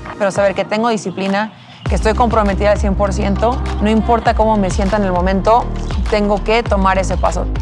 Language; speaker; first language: Spanish; early bilingual, heritage; Spanish